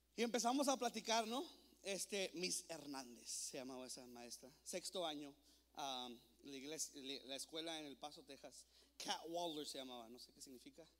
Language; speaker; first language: Spanish; native; Spanish